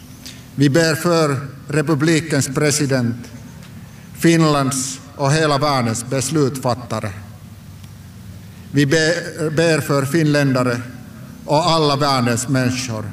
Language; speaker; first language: Swedish; non-native, local second language; Finnish